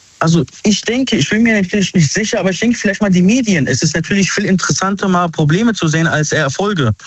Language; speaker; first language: German; early bilingual, other home language; Arabic